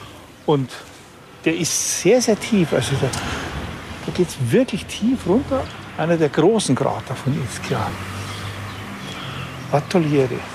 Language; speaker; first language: German; native; German